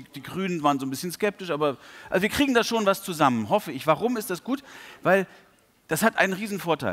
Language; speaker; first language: German; native; German